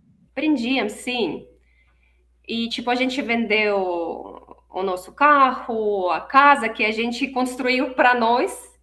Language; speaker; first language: Portuguese; non-native, fluent; Russian